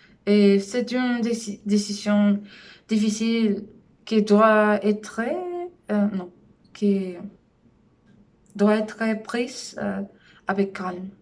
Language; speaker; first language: French; non-native, learner; Spanish